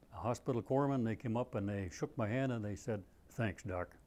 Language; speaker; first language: English; native; English